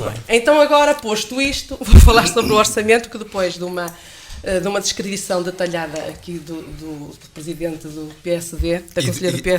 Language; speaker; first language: Portuguese; native; Portuguese